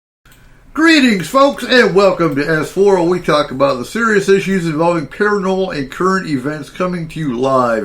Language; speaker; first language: English; native; English